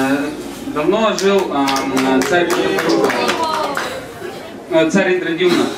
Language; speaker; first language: Russian; native; Russian